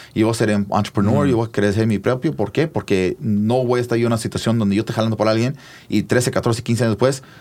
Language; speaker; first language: Spanish; early bilingual, heritage; Spanish